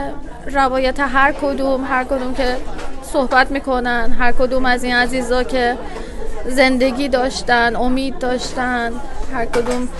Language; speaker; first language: Persian; native; Persian